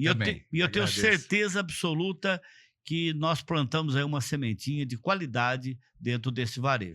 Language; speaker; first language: Portuguese; native; Portuguese